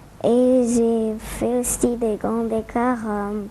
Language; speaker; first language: French; non-native, learner; Arabic